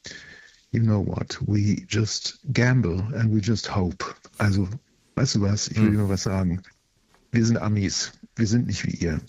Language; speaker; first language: German; native; German